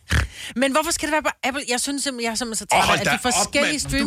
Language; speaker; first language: Danish; native; Danish